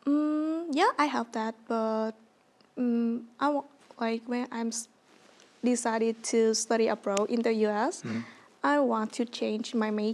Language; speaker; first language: English; non-native, learner; Vietnamese